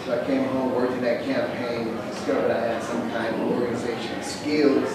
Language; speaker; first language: English; native; English